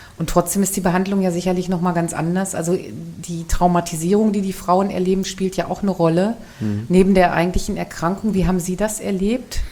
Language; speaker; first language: German; native; German